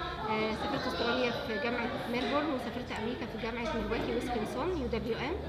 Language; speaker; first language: Arabic; native; Arabic